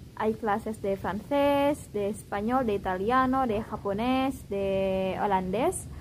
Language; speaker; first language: Spanish; non-native, fluent; Indonesian